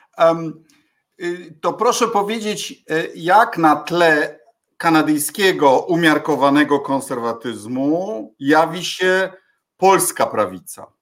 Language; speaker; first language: Polish; native; Polish